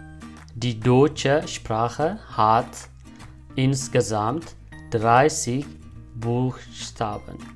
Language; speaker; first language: German; non-native, fluent; Amharic